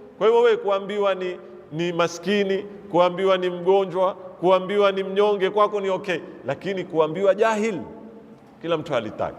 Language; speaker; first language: Swahili; native; Swahili